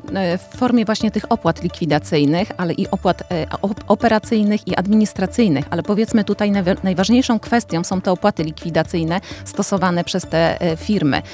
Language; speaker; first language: Polish; native; Polish